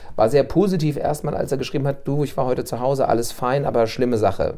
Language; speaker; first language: German; native; German